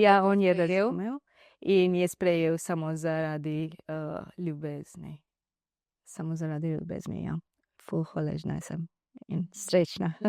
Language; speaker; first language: Slovenian; non-native, learner; Divehi